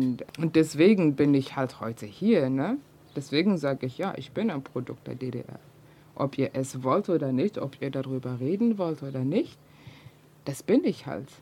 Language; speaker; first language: German; early bilingual, other home language; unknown